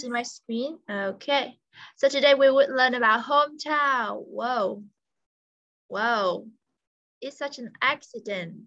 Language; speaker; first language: English; non-native, fluent; Vietnamese